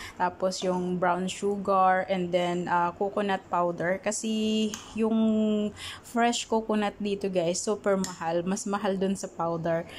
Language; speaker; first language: Filipino; non-native, local second language; Bikol